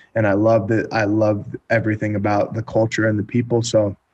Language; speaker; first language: English; native; English